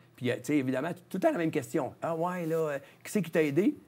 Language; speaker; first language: French; native; French